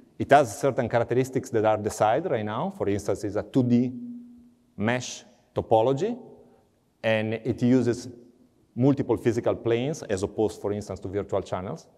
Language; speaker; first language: English; non-native, fluent; Italian